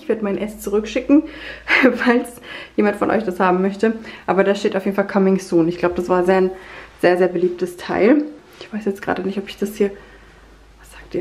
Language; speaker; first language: German; native; German